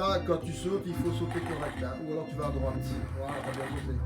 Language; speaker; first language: French; native; French